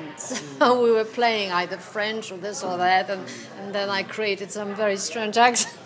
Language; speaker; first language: English; non-native, fluent; Polish